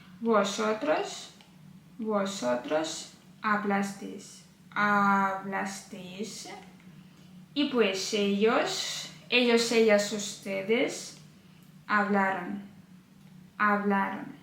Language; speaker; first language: Spanish; non-native, fluent; Ukrainian